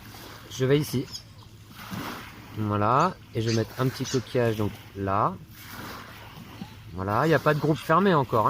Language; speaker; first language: French; native; French